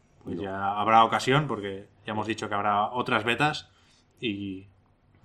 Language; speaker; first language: Spanish; native; Spanish